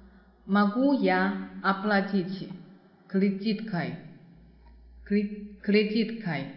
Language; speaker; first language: Russian; non-native, fluent; Chinese